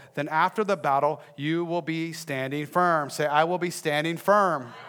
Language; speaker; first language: English; native; English